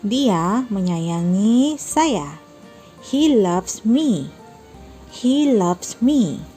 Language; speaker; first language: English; non-native, fluent; Indonesian